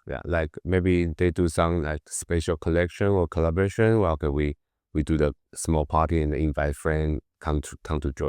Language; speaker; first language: English; non-native, learner; Chinese